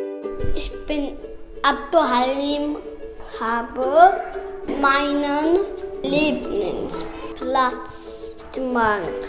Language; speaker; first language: German; early bilingual, other home language; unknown